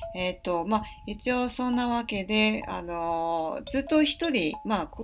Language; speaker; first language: Japanese; non-native, fluent; Chinese